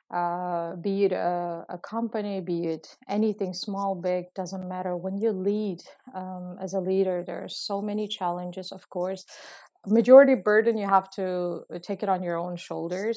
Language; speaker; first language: English; non-native, fluent; Uzbek